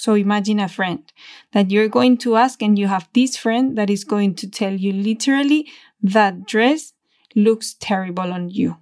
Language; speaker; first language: English; non-native, fluent; Spanish